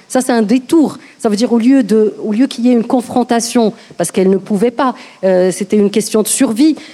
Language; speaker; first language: French; non-native, local second language; Arabic